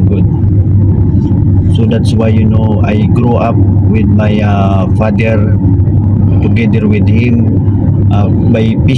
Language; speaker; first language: English; non-native, learner; Filipino